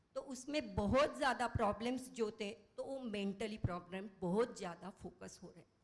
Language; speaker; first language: Hindi; non-native, local second language; Marathi